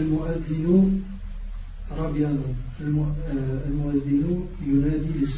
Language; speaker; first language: Arabic; non-native, learner; French